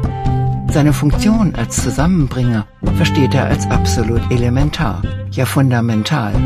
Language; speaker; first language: German; native; German